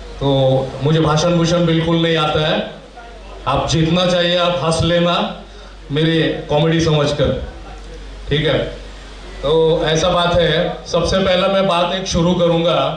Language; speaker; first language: Hindi; non-native, local second language; Marathi